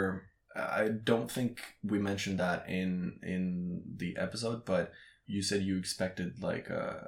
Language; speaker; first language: English; non-native, fluent; Russian